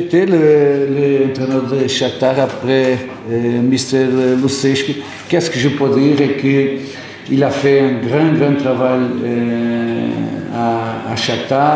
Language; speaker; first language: French; non-native, learner; Portuguese